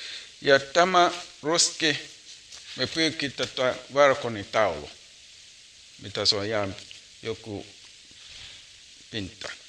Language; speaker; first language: Finnish; non-native, learner; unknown